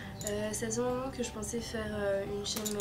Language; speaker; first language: French; native; French